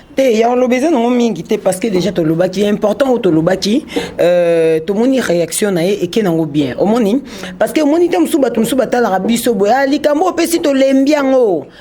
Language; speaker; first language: Lingala; native; Lingala